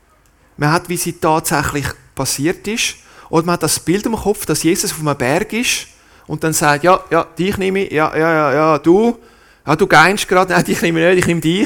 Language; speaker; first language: German; native; German